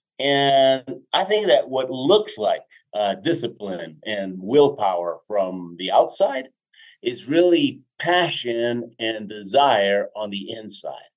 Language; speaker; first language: English; early bilingual, other home language; Spanish